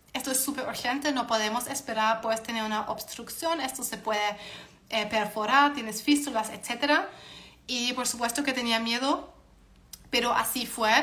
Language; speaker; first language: Spanish; non-native, fluent; German